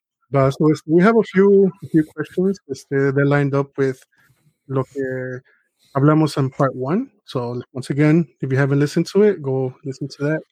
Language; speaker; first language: English; early bilingual, other home language; Spanish